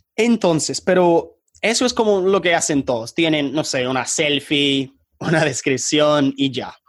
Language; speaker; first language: Spanish; non-native, fluent; English